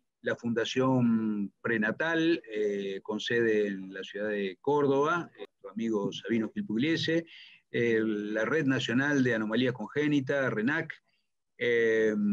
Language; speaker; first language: Spanish; native; Spanish